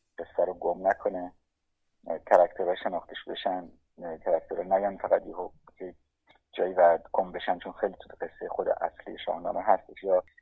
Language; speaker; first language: Persian; native; Persian